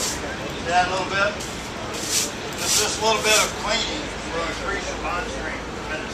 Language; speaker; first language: English; native; English